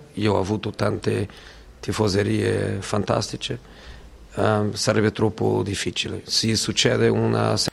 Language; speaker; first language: Italian; non-native, fluent; Portuguese